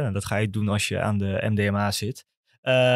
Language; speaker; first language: Dutch; native; Dutch